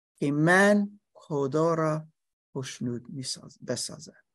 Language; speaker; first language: Persian; non-native, learner; English